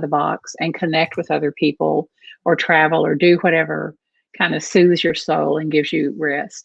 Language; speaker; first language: English; native; English